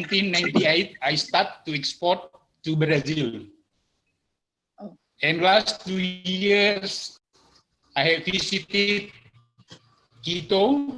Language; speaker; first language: English; non-native, learner; Indonesian